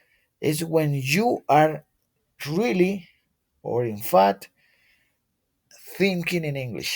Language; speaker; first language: English; non-native, learner; Spanish